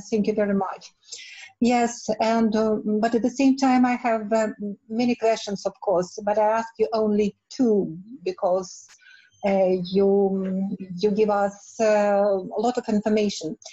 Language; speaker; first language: English; non-native, fluent; Russian